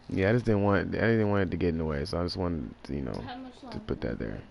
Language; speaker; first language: English; native; English